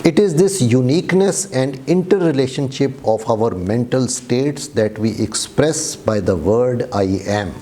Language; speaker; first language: English; non-native, local second language; Urdu